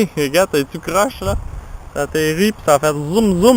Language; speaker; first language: French; native; French